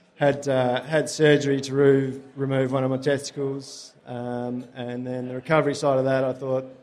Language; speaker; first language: English; native; English